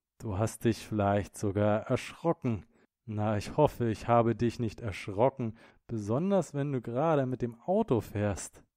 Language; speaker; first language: German; native; German